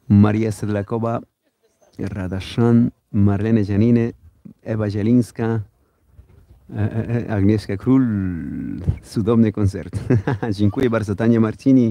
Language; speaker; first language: Polish; non-native, learner; Spanish